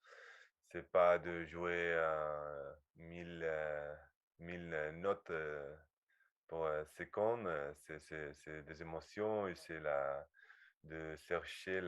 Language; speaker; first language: French; non-native, learner; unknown